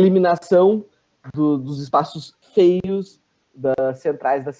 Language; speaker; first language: Portuguese; native; Portuguese